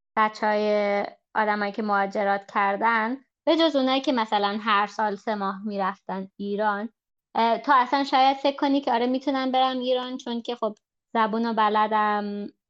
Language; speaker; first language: Persian; early bilingual, heritage; Persian